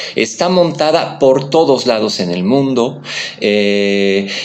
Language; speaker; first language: Spanish; non-native, fluent; French